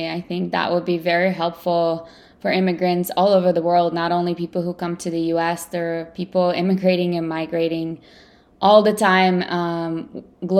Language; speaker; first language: English; non-native, fluent; Russian